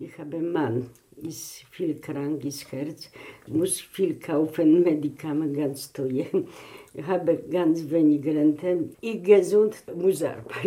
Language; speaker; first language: German; non-native, learner; Polish